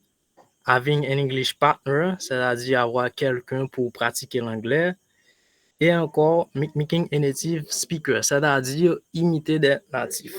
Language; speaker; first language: French; non-native, local second language; Haitian Creole